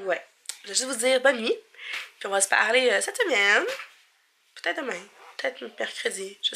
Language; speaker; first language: French; native; French